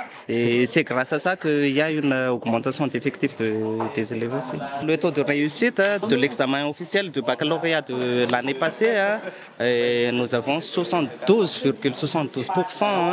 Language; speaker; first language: French; non-native, local second language; Malagasy